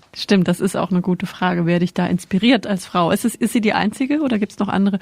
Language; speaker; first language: German; native; German